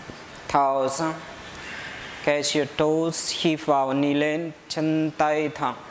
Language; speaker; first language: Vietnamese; non-native, learner; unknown